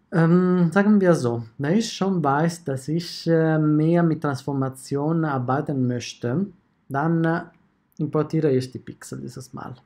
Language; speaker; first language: German; non-native, fluent; Italian